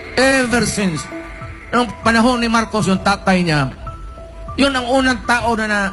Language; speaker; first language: Filipino; non-native, local second language; Cebuano